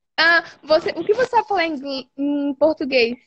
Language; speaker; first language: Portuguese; non-native, learner; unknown